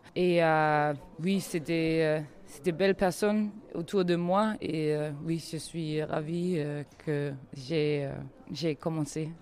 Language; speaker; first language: French; non-native, learner; Danish